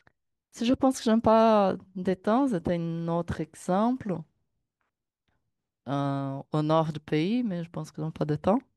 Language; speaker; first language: French; non-native, learner; Portuguese